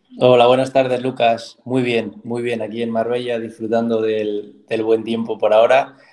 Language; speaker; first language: Spanish; native; Spanish